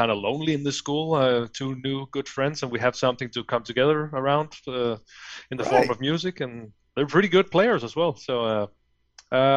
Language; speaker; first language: English; non-native, fluent; Danish